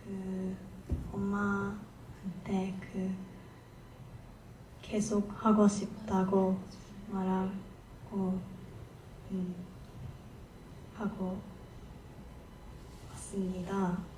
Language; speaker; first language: Korean; non-native, learner; Japanese